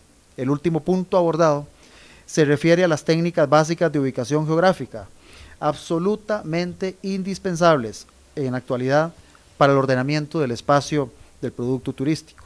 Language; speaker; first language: Spanish; native; Spanish